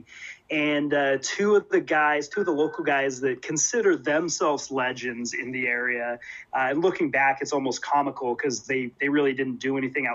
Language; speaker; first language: English; native; English